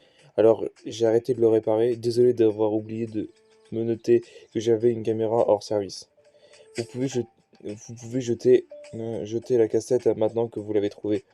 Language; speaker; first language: French; native; French